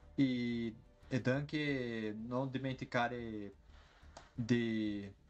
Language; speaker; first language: Italian; non-native, learner; Portuguese